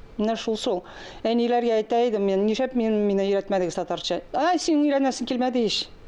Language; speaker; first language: Tatar; non-native, local second language; Russian